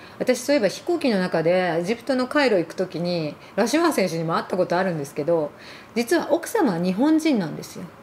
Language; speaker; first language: Japanese; early bilingual, other home language; Arabic